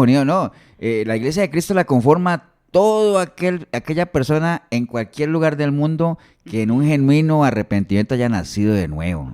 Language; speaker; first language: Spanish; native; Spanish